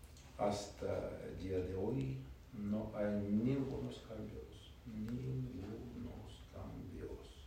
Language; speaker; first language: Spanish; non-native, learner; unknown